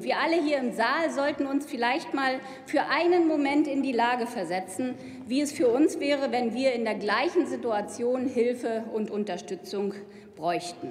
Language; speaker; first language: German; native; German